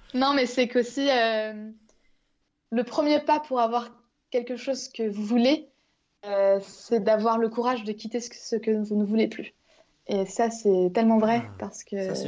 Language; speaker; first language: French; native; French